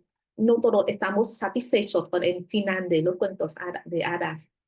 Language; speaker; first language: Spanish; non-native, fluent; Vietnamese